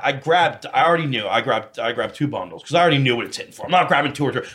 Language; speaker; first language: English; native; English